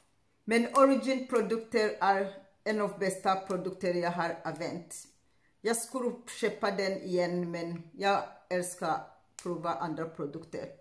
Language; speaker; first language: Swedish; non-native, learner; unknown